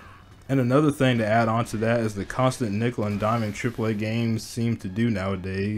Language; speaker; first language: English; native; English